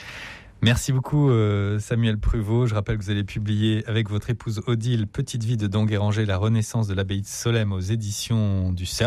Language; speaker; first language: French; native; French